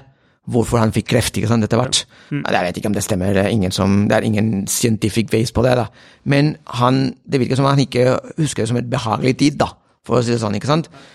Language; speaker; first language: Norwegian; non-native, fluent; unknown